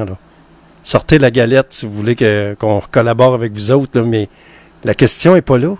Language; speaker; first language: French; native; French